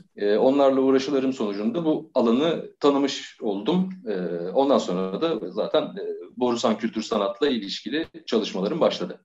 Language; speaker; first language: Turkish; native; Turkish